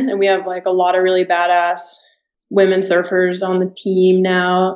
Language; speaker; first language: English; native; English